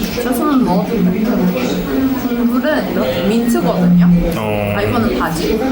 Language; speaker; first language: Korean; non-native, fluent; Persian